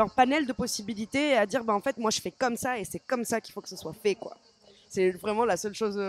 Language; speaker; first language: French; native; French